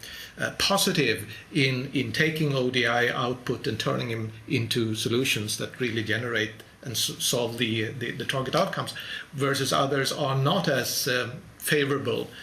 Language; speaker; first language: English; non-native, fluent; Swedish